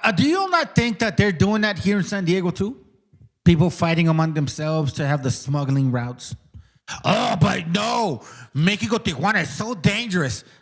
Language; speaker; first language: English; early bilingual, other home language; Spanish